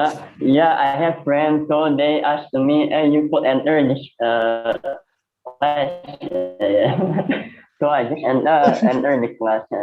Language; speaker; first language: English; non-native, learner; Indonesian